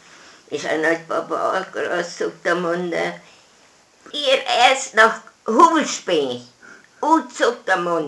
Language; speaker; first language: Hungarian; non-native, local second language; German